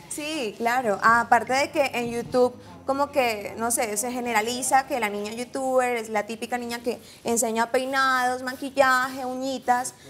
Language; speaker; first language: Spanish; native; Spanish